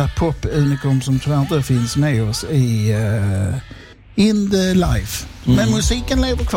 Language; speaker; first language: Swedish; native; Swedish